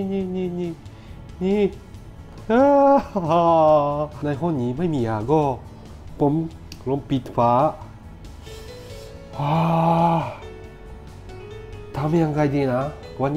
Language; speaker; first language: Thai; non-native, learner; Japanese